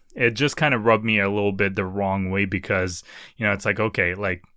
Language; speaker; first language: English; native; English